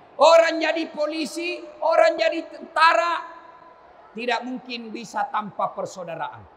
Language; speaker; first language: Indonesian; native; Indonesian